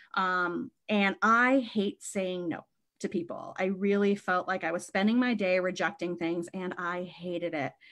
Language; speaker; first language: English; native; English